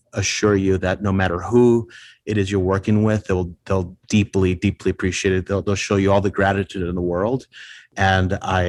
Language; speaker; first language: English; non-native, fluent; Spanish